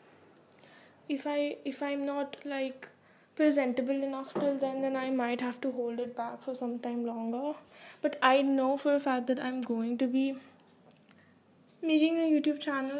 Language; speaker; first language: English; non-native, local second language; Hindi